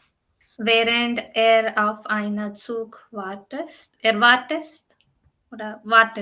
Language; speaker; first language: German; non-native, learner; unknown